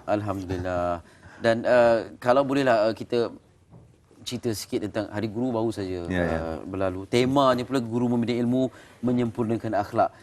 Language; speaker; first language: Malay; native; Malay